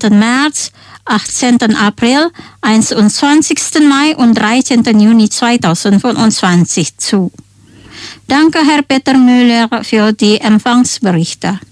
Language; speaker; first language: German; non-native, fluent; Indonesian